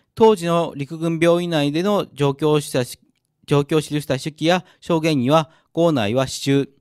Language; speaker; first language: Japanese; native; Japanese